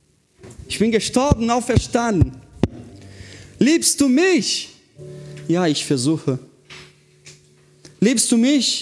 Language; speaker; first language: German; non-native, fluent; Portuguese